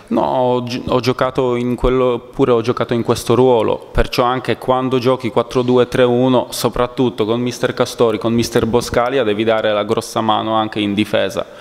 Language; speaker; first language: Italian; non-native, fluent; Polish